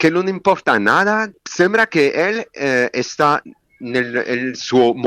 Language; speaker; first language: Spanish; non-native, fluent; French